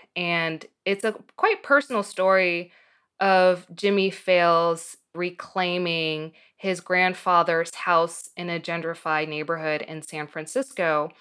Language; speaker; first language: English; early bilingual, other home language; Arabic